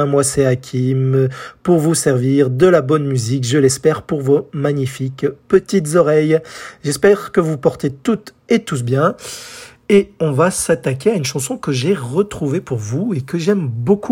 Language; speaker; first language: French; native; French